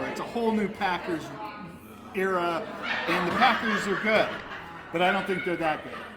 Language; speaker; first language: English; native; English